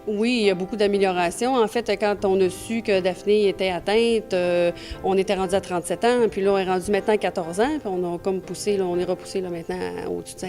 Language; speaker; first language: French; native; French